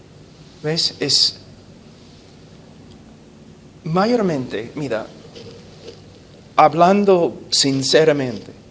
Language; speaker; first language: Spanish; non-native, fluent; English